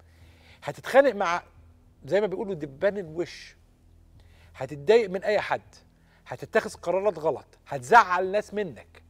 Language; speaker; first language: Arabic; native; Arabic